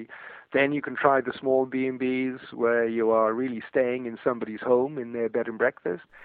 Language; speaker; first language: English; non-native, local second language; Welsh